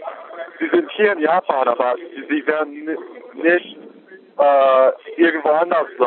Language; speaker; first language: German; non-native, fluent; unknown